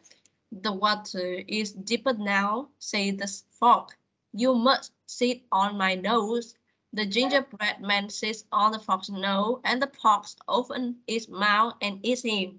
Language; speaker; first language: English; non-native, fluent; Vietnamese